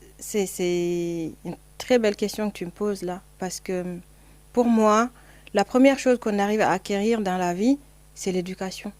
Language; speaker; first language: French; non-native, local second language; Fula